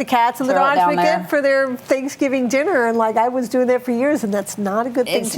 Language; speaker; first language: English; native; English